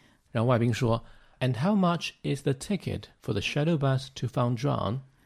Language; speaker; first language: English; non-native, fluent; Chinese